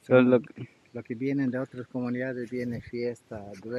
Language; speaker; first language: Spanish; non-native, local second language; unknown